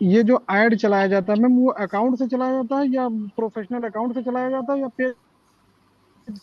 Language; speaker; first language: Hindi; native; Hindi